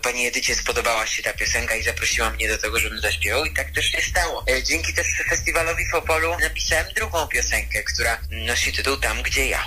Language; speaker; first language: Polish; early bilingual, other home language; Armenian